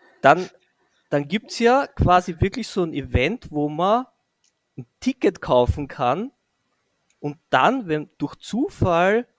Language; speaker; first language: German; native; German